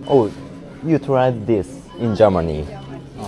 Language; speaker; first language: English; non-native, learner; Japanese